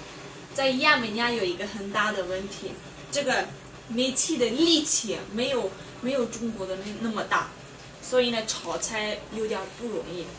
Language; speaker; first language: Chinese; non-native, fluent; Armenian